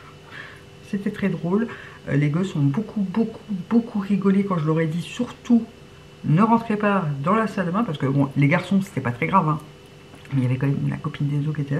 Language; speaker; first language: French; native; French